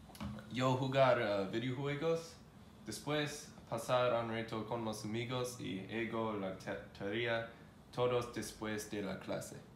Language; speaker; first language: Spanish; non-native, learner; English